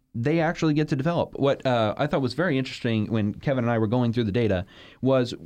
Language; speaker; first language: English; native; English